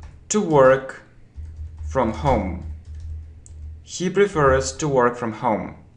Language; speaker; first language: English; non-native, fluent; Russian